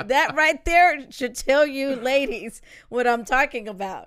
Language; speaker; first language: English; early bilingual, other home language; Spanish